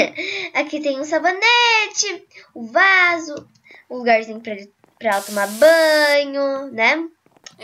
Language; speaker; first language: Portuguese; native; Portuguese